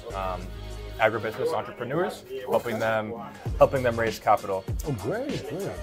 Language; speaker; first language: English; native; English